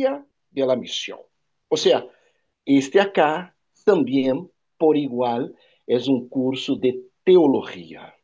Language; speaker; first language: Spanish; non-native, fluent; Portuguese